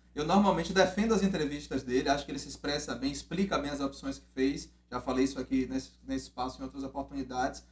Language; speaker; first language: Portuguese; native; Portuguese